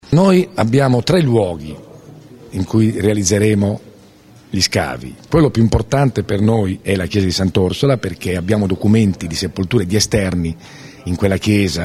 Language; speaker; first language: Italian; native; Italian